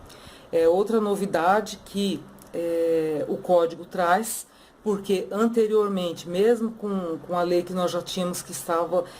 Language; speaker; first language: Portuguese; native; Portuguese